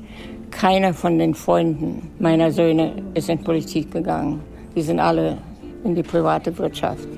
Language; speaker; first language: German; native; German